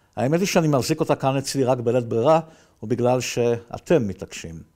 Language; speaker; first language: Hebrew; native; Hebrew